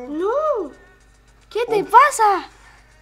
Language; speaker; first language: Spanish; native; Spanish